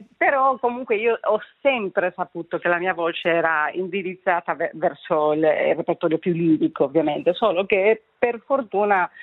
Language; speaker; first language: Italian; non-native, fluent; Spanish